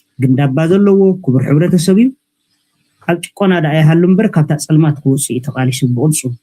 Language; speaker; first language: Tigrinya; native; Tigrinya